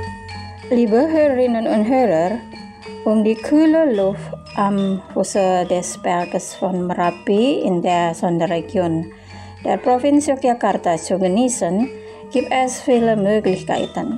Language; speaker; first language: German; non-native, fluent; Indonesian